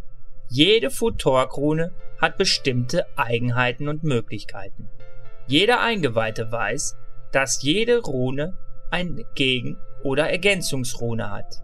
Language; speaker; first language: German; native; German